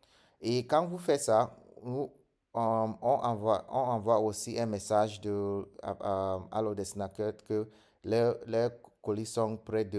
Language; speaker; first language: French; non-native, fluent; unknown